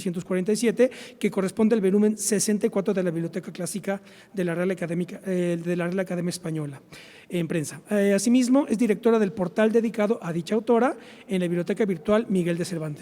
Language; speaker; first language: Spanish; native; Spanish